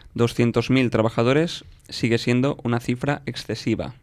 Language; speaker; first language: Spanish; non-native, local second language; Catalan